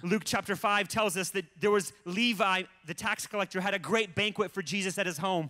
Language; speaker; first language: English; early bilingual, other home language; Russian